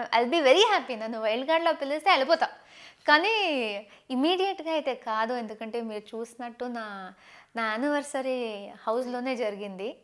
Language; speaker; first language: Telugu; non-native, local second language; Tamil